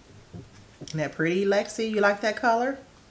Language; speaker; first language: English; native; English